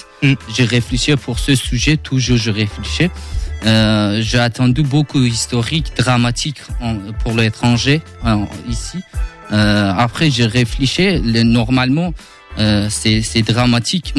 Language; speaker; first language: French; non-native, learner; Kurdish